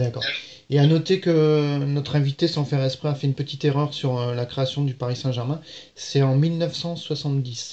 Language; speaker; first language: French; native; French